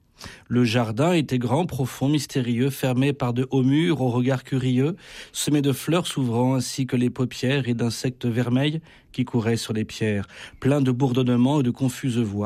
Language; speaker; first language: French; native; French